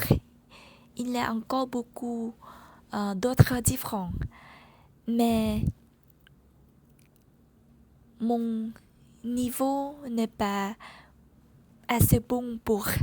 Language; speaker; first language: French; non-native, learner; Vietnamese